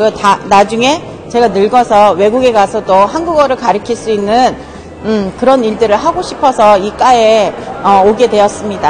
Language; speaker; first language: Korean; non-native, fluent; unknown